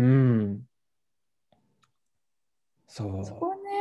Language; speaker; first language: Japanese; native; Japanese